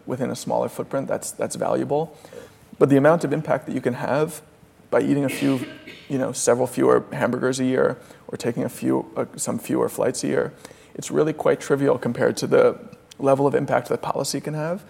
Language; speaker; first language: English; native; English